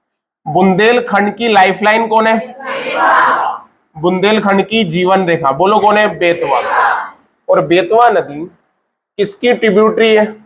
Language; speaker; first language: Hindi; native; Hindi